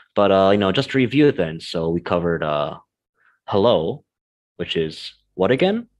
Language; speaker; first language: English; native; English